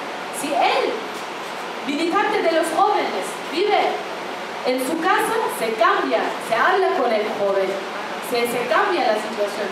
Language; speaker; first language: Spanish; non-native, fluent; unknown